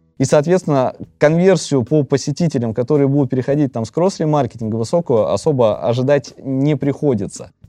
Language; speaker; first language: Russian; native; Russian